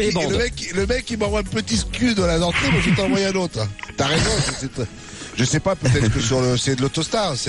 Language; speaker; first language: French; native; French